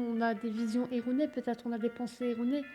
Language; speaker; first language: French; native; French